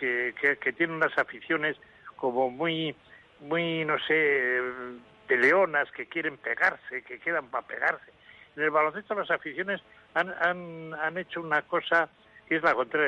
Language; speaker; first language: Spanish; native; Spanish